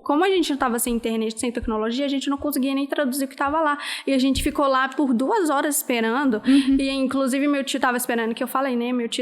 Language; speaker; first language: Portuguese; non-native, fluent; Arabic